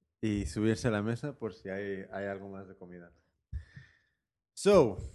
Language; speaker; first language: Spanish; native; Spanish